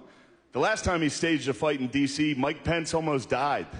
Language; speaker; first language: English; native; English